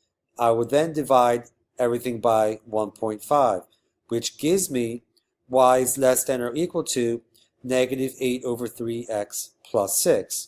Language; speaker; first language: English; native; English